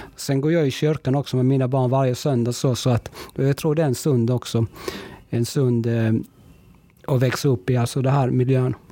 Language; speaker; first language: Swedish; early bilingual, other home language; Spanish